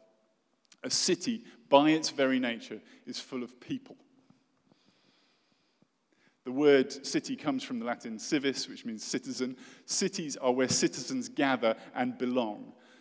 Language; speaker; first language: English; native; English